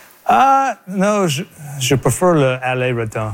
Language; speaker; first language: French; native; French